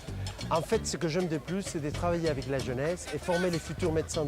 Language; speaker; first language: French; non-native, fluent; Spanish